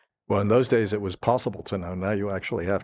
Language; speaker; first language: English; native; English